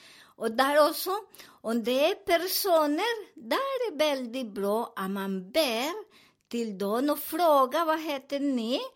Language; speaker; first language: Swedish; non-native, learner; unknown